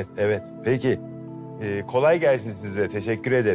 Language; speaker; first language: Turkish; native; Turkish